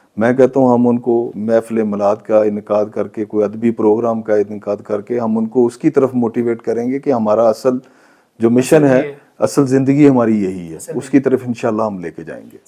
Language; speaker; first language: Urdu; non-native, local second language; Punjabi